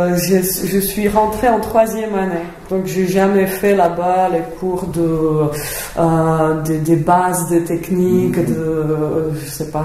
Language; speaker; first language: French; non-native, fluent; Czech